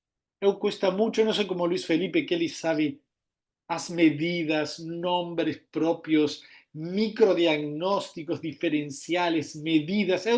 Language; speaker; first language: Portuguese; non-native, learner; Spanish